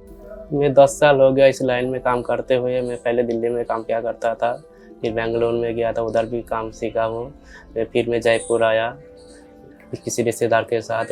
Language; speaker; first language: Hindi; non-native, local second language; Bangla